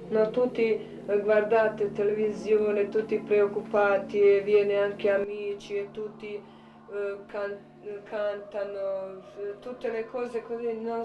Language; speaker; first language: Italian; non-native, learner; Croatian